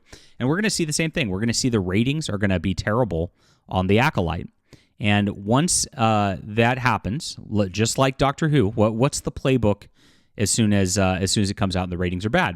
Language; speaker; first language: English; native; English